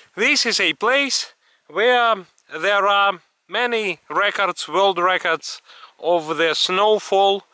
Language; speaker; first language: English; non-native, fluent; Russian